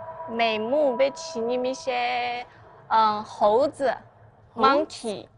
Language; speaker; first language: Persian; non-native, fluent; Chinese